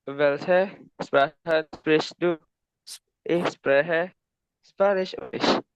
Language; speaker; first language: German; non-native, learner; Indonesian